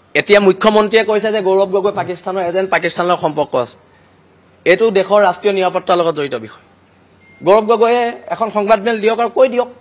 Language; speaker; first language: Assamese; native; Assamese